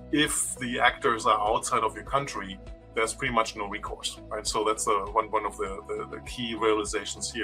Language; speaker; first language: English; non-native, fluent; German